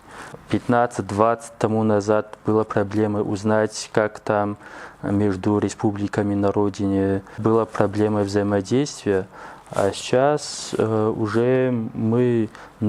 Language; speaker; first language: Russian; non-native, local second language; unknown